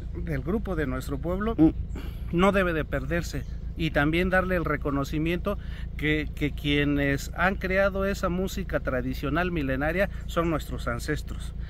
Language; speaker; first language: Spanish; non-native, local second language; Mixtepec Mixtec